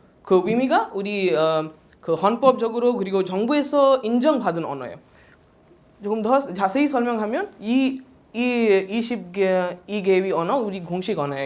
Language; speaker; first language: Korean; non-native, fluent; Odia